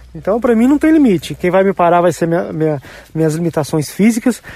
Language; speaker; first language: Portuguese; native; Portuguese